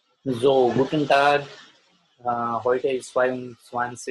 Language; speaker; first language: German; non-native, learner; Gujarati